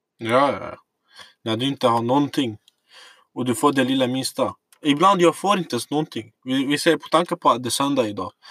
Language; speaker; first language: Swedish; early bilingual, other home language; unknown